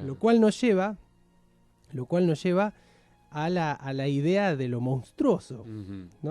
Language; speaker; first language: Spanish; native; Spanish